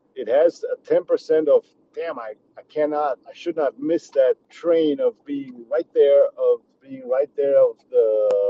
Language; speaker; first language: English; early bilingual, other home language; Czech